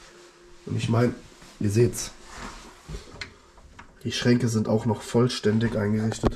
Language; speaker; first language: German; native; German